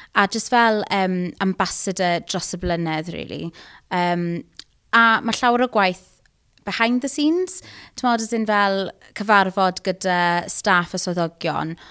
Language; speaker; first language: Welsh; non-native, local second language; English